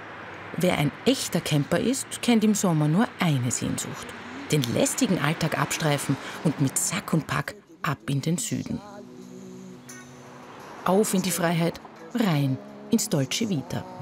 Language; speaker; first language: German; native; German